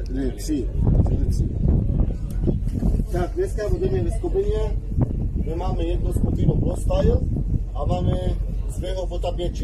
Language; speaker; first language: Czech; non-native, fluent; Arabic